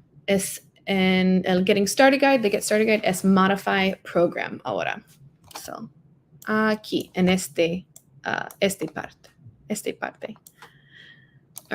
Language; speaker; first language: Spanish; non-native, learner; English